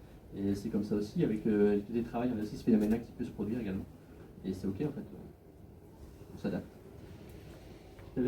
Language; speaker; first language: French; native; French